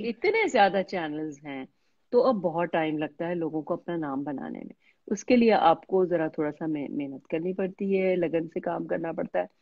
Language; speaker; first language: Urdu; native; Urdu